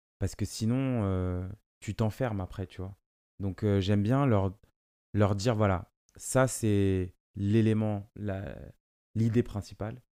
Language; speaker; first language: French; native; French